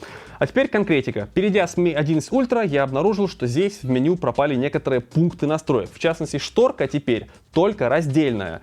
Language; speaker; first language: Russian; native; Russian